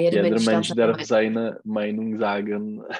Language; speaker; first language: German; non-native, learner; Czech